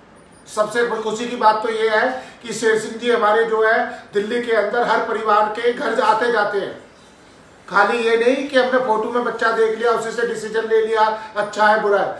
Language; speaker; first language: Hindi; native; Hindi